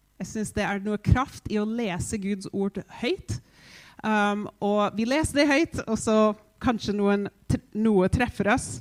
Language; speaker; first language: Norwegian; non-native, fluent; English